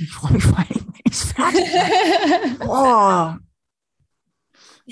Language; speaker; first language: German; native; German